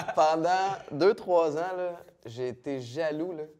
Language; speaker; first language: French; native; French